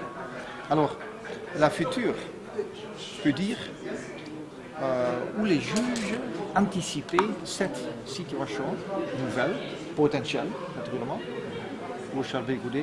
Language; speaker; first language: French; non-native, fluent; Dutch